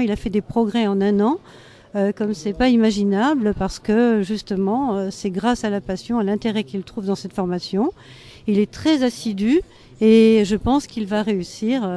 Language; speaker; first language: French; native; French